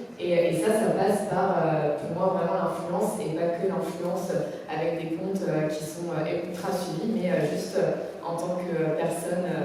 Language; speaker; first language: French; native; French